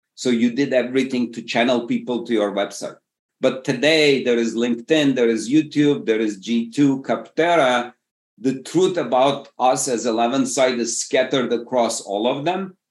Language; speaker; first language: English; non-native, fluent; Turkish